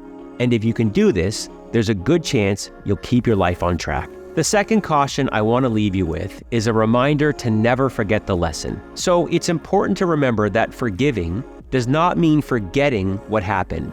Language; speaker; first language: English; native; English